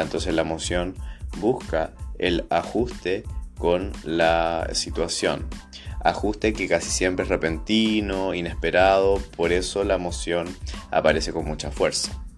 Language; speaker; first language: Spanish; native; Spanish